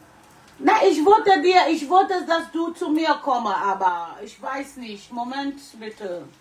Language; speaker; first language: German; non-native, learner; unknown